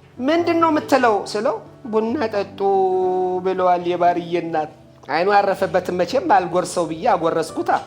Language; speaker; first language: Amharic; native; Amharic